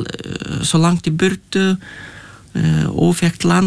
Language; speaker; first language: Icelandic; non-native, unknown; Lithuanian